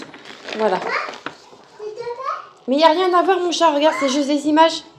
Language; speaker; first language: French; native; French